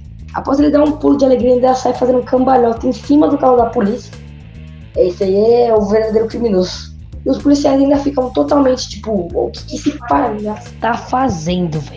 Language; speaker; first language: Portuguese; native; Portuguese